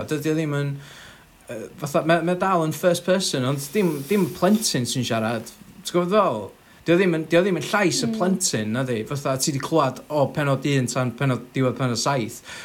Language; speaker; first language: Welsh; native; Welsh